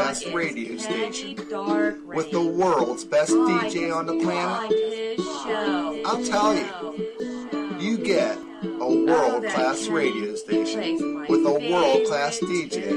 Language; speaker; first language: English; native; English